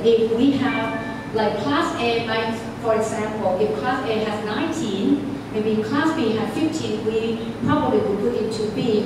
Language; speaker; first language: English; non-native, fluent; Thai